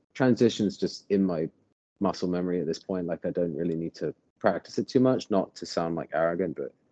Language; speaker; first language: English; native; English